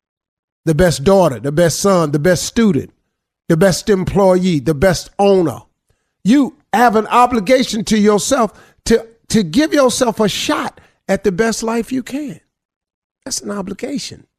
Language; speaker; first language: English; native; English